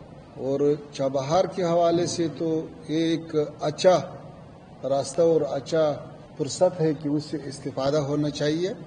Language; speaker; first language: Hindi; non-native, fluent; Pashto